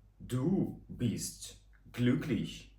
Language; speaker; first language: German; non-native, fluent; Ukrainian